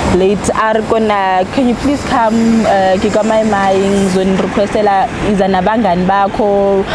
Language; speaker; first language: Zulu; non-native, local second language; Tsonga